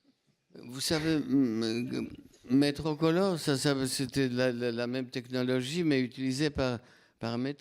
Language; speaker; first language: French; non-native, fluent; Polish